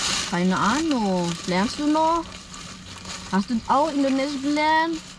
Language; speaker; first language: German; non-native, learner; Indonesian